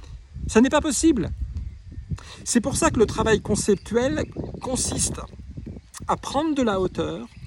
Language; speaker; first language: French; native; French